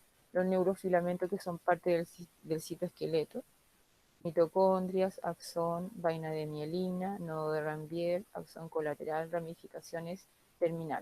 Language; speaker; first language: Spanish; native; Spanish